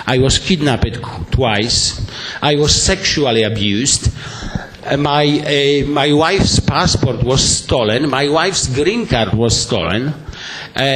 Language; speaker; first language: English; non-native, fluent; Polish